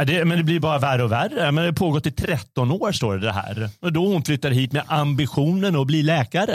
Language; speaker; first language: Swedish; native; Swedish